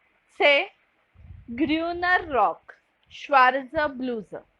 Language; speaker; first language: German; non-native, fluent; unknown